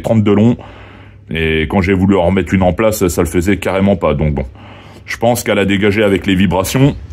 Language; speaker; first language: French; native; French